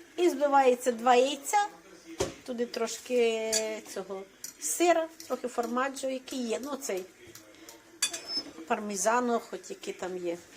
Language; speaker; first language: Ukrainian; native; Ukrainian